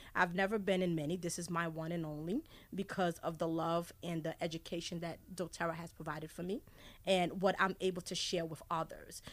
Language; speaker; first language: English; early bilingual, other home language; Haitian Creole